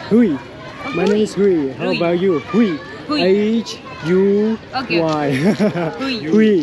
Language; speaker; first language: English; non-native, learner; Vietnamese